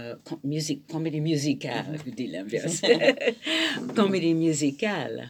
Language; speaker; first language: French; non-native, fluent; English